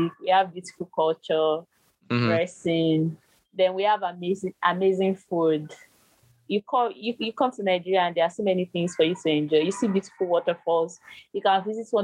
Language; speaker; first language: English; non-native, local second language; Yoruba